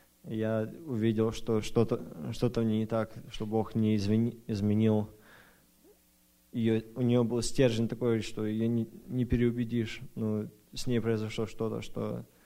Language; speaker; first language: Russian; early bilingual, other home language; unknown